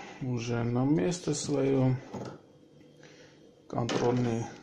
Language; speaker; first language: Russian; non-native, local second language; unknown